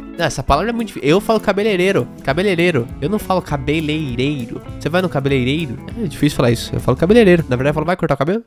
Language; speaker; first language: Portuguese; native; Portuguese